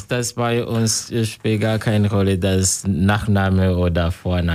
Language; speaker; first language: German; non-native, learner; Kinyarwanda